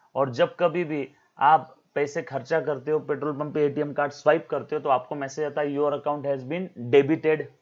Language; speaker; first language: Hindi; non-native, local second language; Marathi